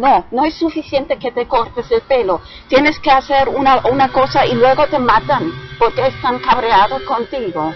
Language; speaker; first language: Spanish; non-native, fluent; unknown